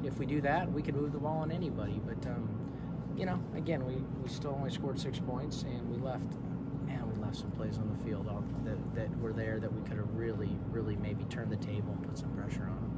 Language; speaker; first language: English; native; English